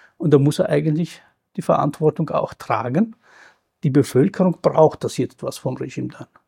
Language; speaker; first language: German; non-native, fluent; Kurdish